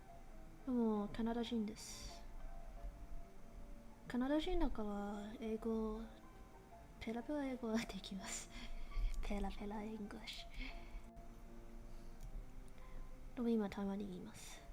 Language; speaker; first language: Japanese; non-native, learner; English